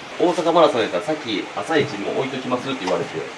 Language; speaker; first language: Japanese; native; Japanese